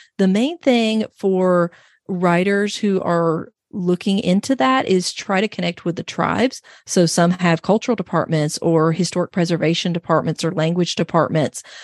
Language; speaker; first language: English; native; English